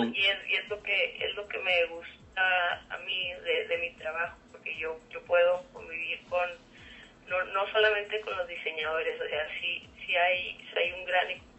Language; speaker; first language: Spanish; early bilingual, heritage; Spanish